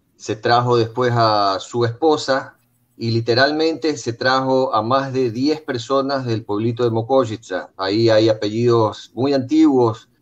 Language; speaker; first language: Spanish; native; Spanish